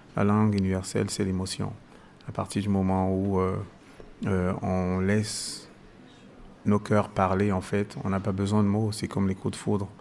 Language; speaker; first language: French; non-native, local second language; Basaa